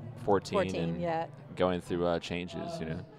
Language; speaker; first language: English; native; English